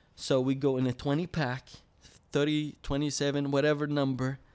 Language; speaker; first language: English; early bilingual, other home language; Arabic